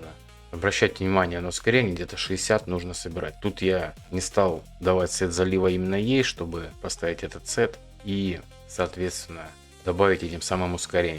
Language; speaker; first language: Russian; native; Russian